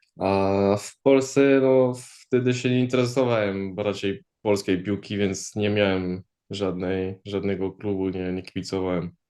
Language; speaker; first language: Polish; early bilingual, heritage; Polish